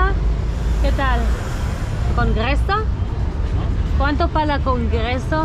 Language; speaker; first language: Spanish; non-native, learner; Hebrew